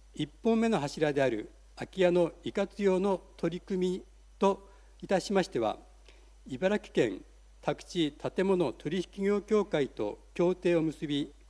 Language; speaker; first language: Japanese; native; Japanese